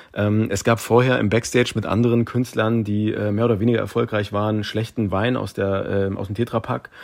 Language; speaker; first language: German; native; German